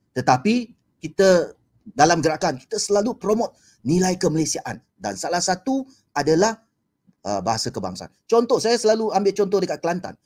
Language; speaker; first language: Malay; non-native, local second language; Chinese